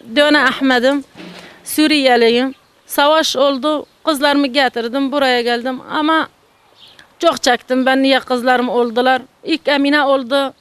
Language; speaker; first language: Turkish; non-native, learner; Arabic